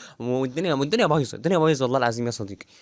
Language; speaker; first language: Arabic; native; Arabic